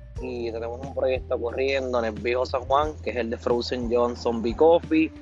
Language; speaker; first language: Spanish; native; Spanish